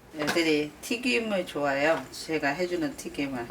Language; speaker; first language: Korean; native; Korean